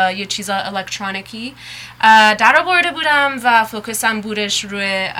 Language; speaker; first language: Persian; early bilingual, heritage; Persian